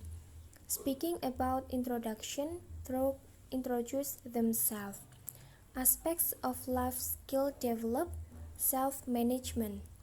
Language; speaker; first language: English; non-native, learner; Indonesian